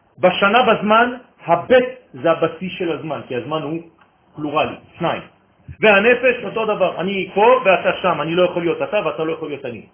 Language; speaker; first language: Hebrew; non-native, fluent; French